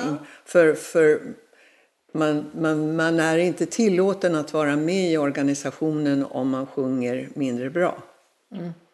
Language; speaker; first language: Swedish; native; Swedish